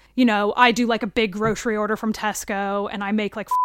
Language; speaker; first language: English; native; English